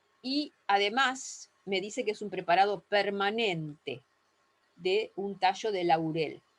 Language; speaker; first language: Spanish; native; Spanish